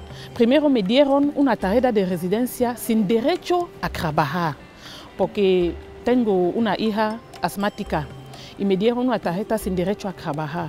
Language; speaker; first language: Spanish; non-native, fluent; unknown